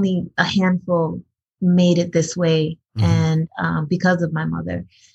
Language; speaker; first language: English; early bilingual, other home language; Spanish